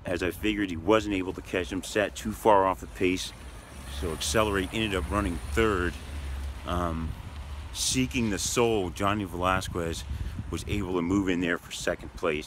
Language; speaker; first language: English; native; English